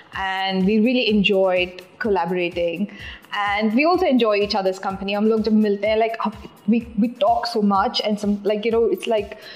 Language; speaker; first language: English; non-native, local second language; Tamil